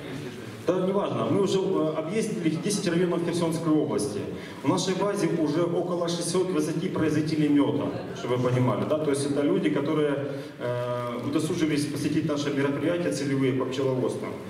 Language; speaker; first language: Russian; native; Russian